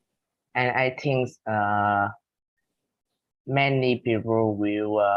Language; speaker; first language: English; non-native, learner; Vietnamese